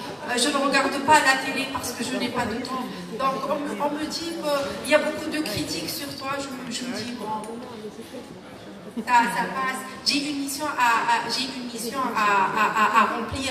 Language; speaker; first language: French; non-native, local second language; Arabic